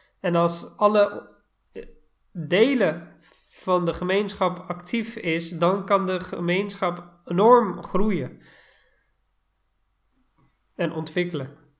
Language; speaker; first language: Dutch; non-native, fluent; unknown